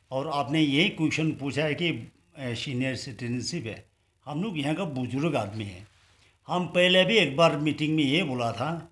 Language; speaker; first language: Hindi; non-native, local second language; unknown